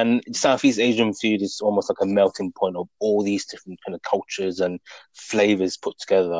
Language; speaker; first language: English; native; English